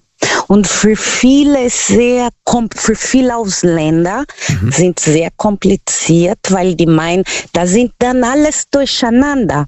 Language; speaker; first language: German; non-native, learner; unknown